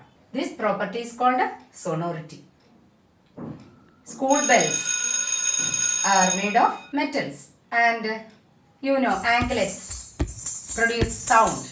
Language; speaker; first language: English; non-native, local second language; Malayalam